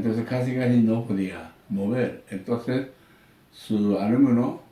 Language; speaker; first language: Spanish; non-native, learner; Japanese